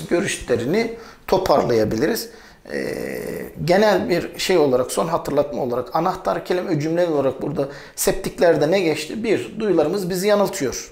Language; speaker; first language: Turkish; native; Turkish